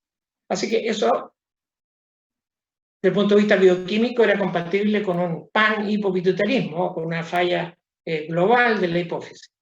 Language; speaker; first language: Spanish; native; Spanish